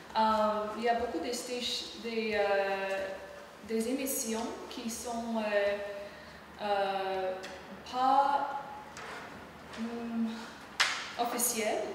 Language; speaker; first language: French; non-native, learner; English